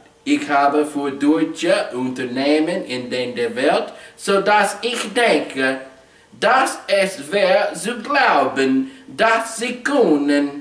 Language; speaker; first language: German; non-native, learner; English